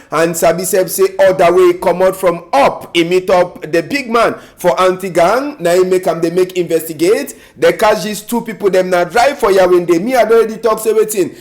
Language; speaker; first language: Nigerian Pidgin; native; Nigerian Pidgin